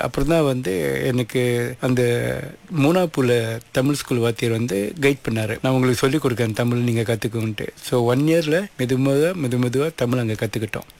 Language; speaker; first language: Tamil; non-native, local second language; Malay